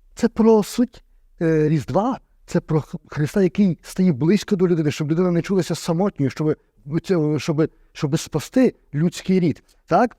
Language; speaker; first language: Ukrainian; native; Ukrainian